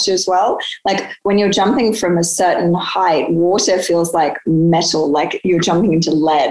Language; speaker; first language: English; native; English